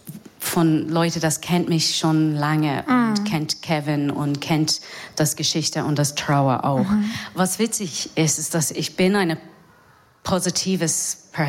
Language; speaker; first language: German; non-native, learner; English